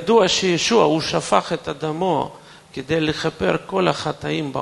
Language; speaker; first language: Hebrew; non-native, fluent; Russian